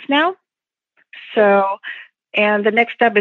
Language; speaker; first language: English; non-native, local second language; Cantonese